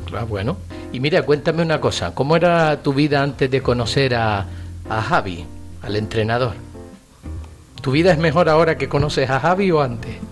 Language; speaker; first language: Spanish; native; Spanish